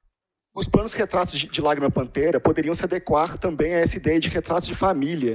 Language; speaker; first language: Portuguese; native; Portuguese